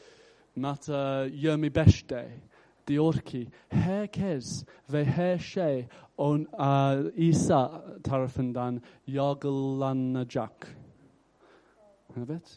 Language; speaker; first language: Turkish; non-native, fluent; English